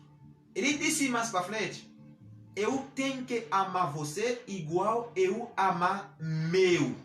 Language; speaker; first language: Portuguese; non-native, learner; Haitian Creole